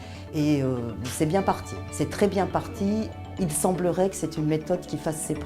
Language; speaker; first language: French; native; French